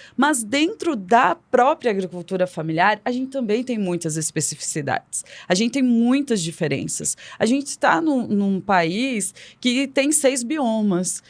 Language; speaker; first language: Portuguese; native; Portuguese